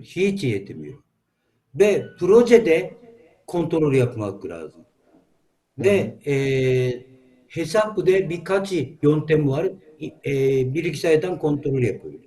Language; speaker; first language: Turkish; non-native, learner; Japanese